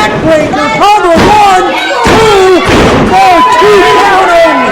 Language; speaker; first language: English; native; English